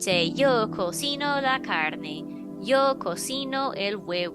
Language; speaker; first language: Spanish; non-native, fluent; English